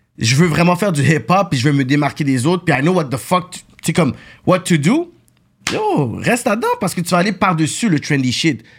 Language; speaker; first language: French; native; French